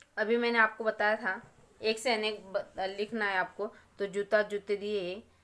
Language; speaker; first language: Hindi; non-native, local second language; Marathi